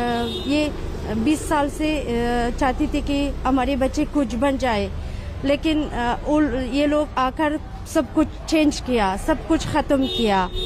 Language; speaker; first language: Hindi; non-native, fluent; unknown